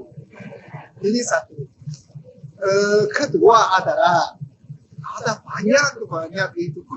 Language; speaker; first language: Indonesian; non-native, learner; Japanese